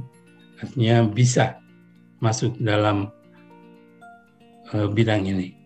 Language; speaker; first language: Indonesian; non-native, local second language; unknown